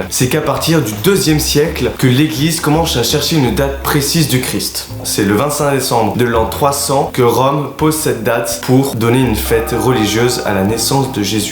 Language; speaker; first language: French; native; French